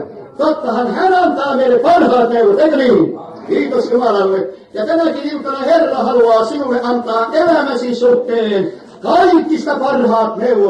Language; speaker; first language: Finnish; native; Finnish